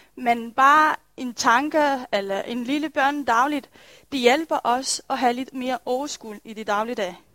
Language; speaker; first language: Danish; non-native, fluent; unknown